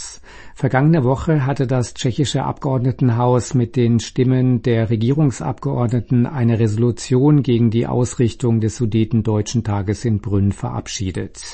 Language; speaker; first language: German; native; German